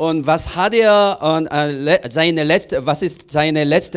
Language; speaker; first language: German; non-native, learner; Korean